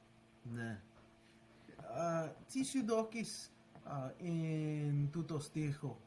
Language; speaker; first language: Greek; non-native, learner; English